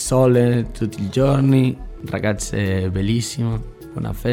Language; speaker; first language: Italian; non-native, learner; Spanish